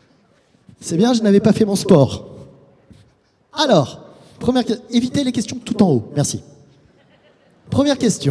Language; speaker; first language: French; native; French